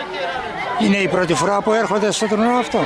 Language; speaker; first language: Greek; native; Greek